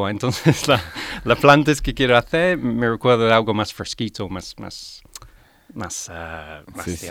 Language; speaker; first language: Spanish; non-native, learner; English